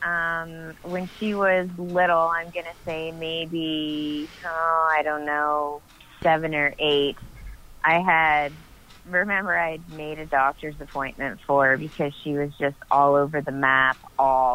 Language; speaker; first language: English; native; English